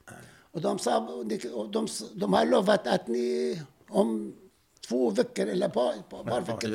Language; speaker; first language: Swedish; non-native, fluent; Arabic